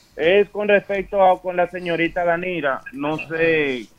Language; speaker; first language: Spanish; native; Spanish